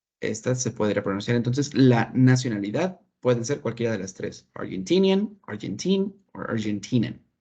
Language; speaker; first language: Spanish; native; Spanish